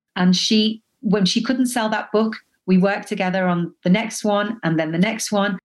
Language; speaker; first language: English; native; English